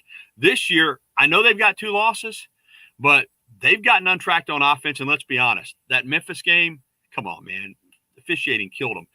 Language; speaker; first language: English; native; English